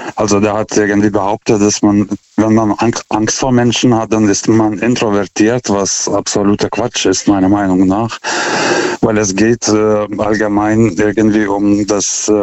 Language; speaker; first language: German; non-native, fluent; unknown